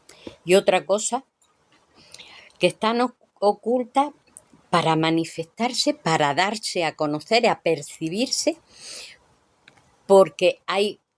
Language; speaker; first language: Spanish; native; Spanish